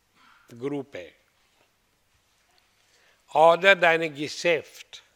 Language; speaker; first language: German; non-native, learner; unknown